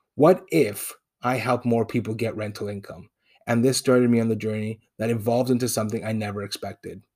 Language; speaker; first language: English; non-native, fluent; Spanish